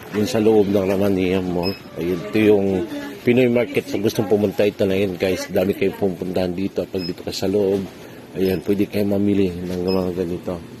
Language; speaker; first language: Filipino; native; Filipino